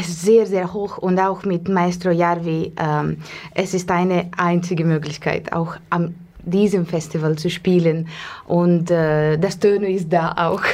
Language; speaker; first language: German; non-native, learner; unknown